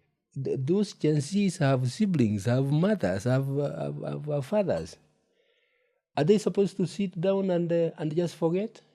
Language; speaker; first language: English; non-native, local second language; Gusii